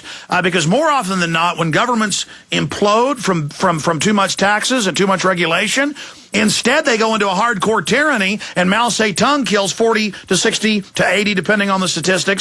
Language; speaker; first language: English; native; English